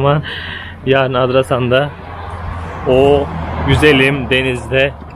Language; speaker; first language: Turkish; native; Turkish